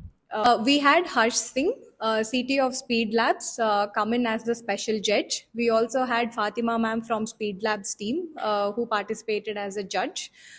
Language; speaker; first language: English; non-native, local second language; Telugu